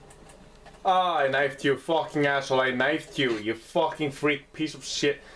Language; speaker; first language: English; non-native, fluent; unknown